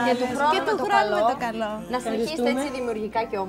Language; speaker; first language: Greek; native; Greek